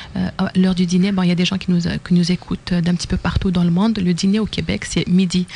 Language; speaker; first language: French; non-native, local second language; Arabic